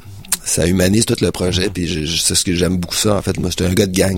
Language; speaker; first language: French; native; French